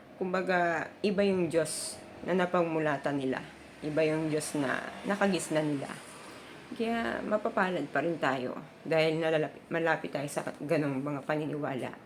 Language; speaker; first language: Filipino; native; Filipino